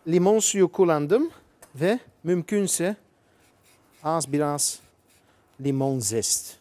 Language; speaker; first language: Turkish; non-native, fluent; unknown